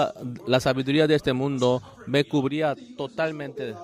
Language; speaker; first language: Spanish; non-native, learner; Korean